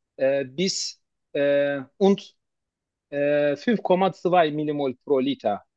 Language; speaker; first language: German; non-native, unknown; Turkish